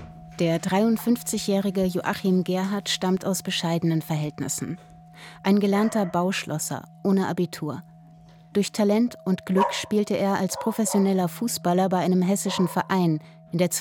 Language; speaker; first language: German; native; German